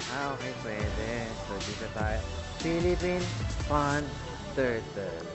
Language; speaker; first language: Filipino; native; Filipino